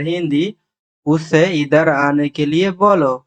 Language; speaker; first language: Hindi; non-native, learner; Bangla